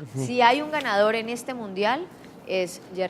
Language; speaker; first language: Spanish; native; Spanish